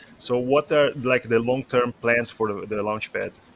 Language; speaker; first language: English; non-native, fluent; Portuguese